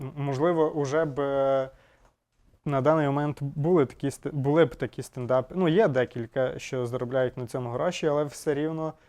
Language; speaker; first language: Ukrainian; native; Ukrainian